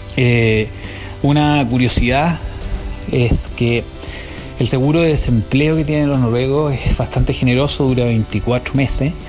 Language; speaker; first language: Spanish; native; Spanish